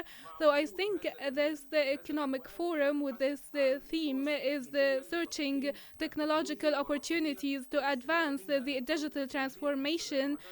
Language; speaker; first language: English; non-native, fluent; Arabic